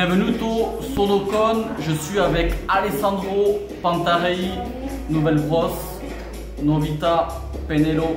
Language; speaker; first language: French; native; French